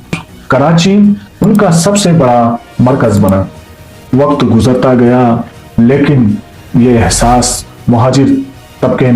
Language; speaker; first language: Urdu; native; Urdu